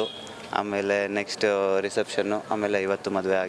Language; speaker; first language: Kannada; native; Kannada